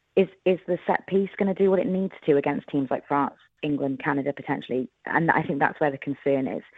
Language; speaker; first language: English; native; English